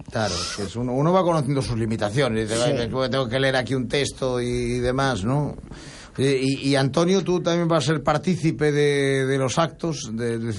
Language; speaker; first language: Spanish; native; Spanish